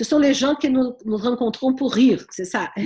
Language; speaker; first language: French; non-native, fluent; Portuguese